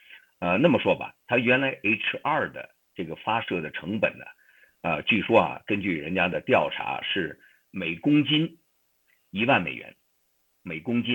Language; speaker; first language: Chinese; native; Chinese